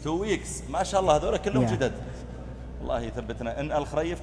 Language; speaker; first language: Arabic; native; Arabic